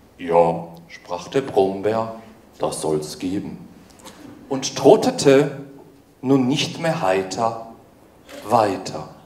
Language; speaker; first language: German; early bilingual, other home language; Polish